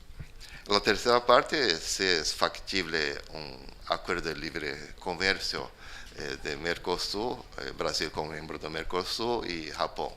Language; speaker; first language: Spanish; non-native, fluent; Portuguese